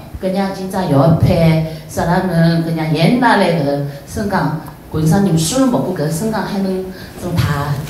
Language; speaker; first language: Korean; non-native, learner; Chinese